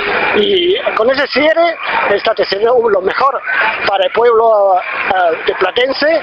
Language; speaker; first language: Spanish; non-native, fluent; Chinese